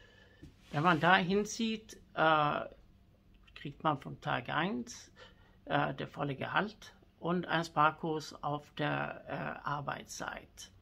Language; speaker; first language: German; non-native, fluent; Swedish